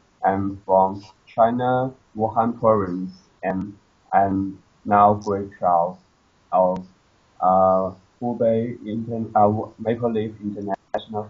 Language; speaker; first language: English; non-native, learner; Chinese